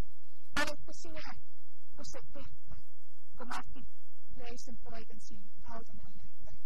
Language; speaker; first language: Finnish; early bilingual, heritage; Finnish